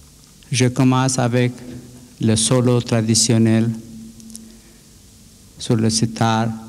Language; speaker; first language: French; non-native, fluent; Bangla